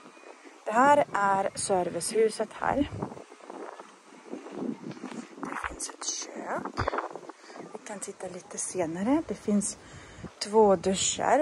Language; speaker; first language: Swedish; non-native, fluent; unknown